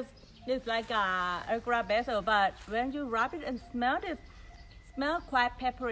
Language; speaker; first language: English; non-native, learner; Thai